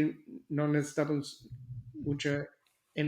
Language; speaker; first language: Spanish; non-native, fluent; English